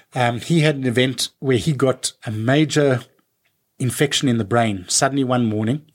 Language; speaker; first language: English; native; English